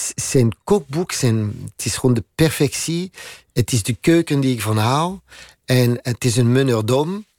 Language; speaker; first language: Dutch; non-native, learner; French